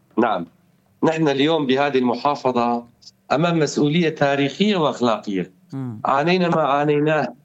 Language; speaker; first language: Arabic; non-native, local second language; Kurdish